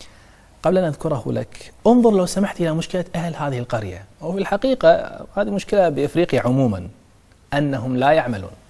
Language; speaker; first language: Arabic; native; Arabic